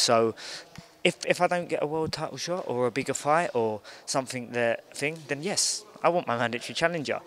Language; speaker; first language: English; native; English